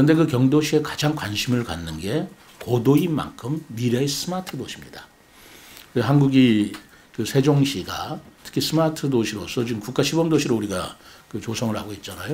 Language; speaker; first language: Korean; native; Korean